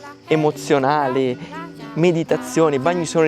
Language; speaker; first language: Italian; native; Italian